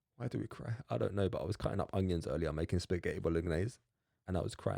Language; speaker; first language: English; native; English